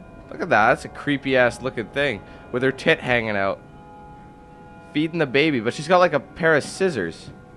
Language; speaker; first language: English; native; English